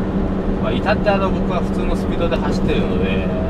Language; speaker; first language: Japanese; native; Japanese